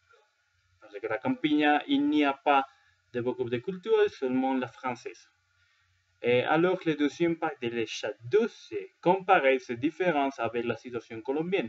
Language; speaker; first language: French; non-native, learner; Spanish